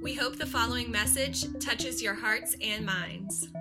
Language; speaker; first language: English; native; English